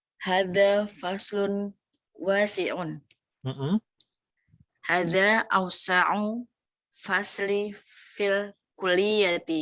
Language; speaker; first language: Arabic; non-native, learner; Indonesian